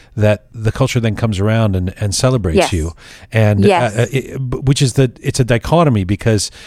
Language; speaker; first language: English; native; English